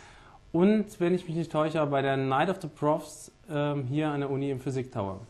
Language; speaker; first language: German; native; German